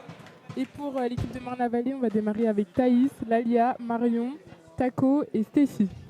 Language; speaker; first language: French; native; French